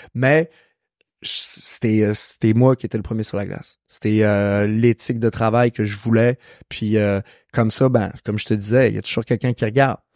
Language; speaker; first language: French; native; French